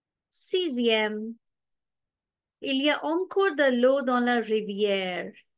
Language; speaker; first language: French; non-native, fluent; Hindi